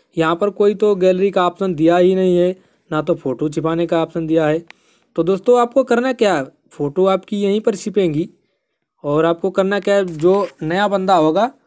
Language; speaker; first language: Hindi; native; Hindi